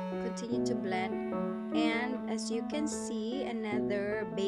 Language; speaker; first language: English; non-native, local second language; Filipino